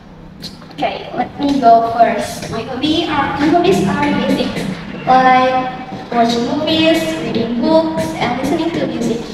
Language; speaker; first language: English; non-native, learner; Indonesian